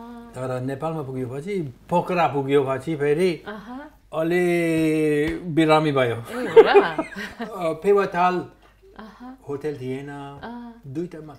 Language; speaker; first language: Nepali; non-native, learner; English